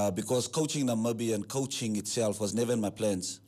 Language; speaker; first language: English; non-native, local second language; Afrikaans